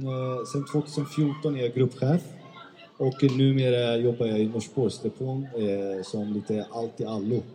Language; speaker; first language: Swedish; early bilingual, other home language; Turkish